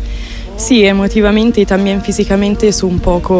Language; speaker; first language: Spanish; non-native, fluent; Italian